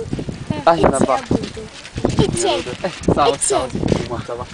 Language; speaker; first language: French; non-native, learner; Chinese